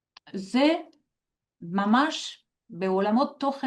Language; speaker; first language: Hebrew; non-native, fluent; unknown